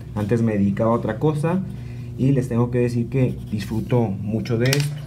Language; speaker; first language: Spanish; native; Spanish